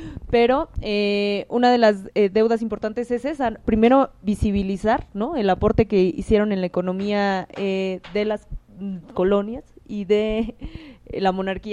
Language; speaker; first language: Spanish; native; Spanish